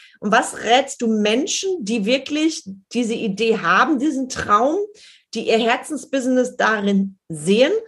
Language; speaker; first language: German; native; German